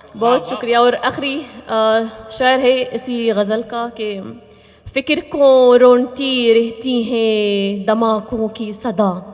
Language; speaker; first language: Urdu; non-native, fluent; Arabic